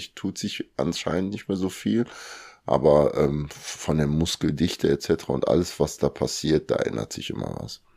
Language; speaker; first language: German; early bilingual, other home language; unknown